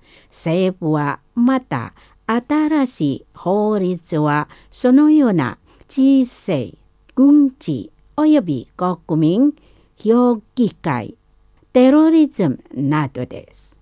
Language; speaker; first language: Japanese; non-native, learner; Indonesian